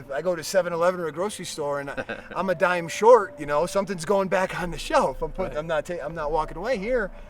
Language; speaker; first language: English; native; English